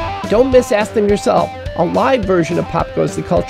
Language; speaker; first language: English; native; English